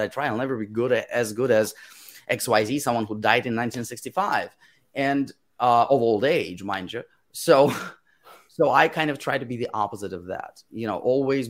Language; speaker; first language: English; non-native, fluent; Russian